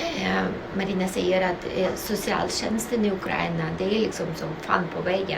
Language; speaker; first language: Swedish; non-native, local second language; Russian